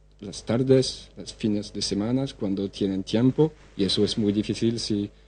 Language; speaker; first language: Spanish; non-native, fluent; French